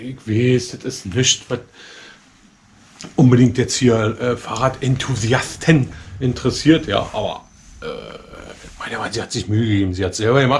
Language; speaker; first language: German; native; German